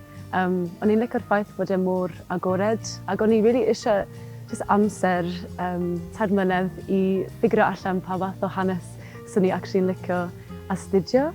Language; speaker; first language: Welsh; native; Welsh